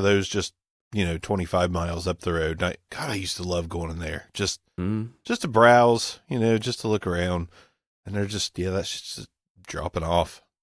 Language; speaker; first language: English; native; English